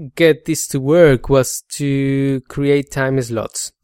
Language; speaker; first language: English; non-native, fluent; Spanish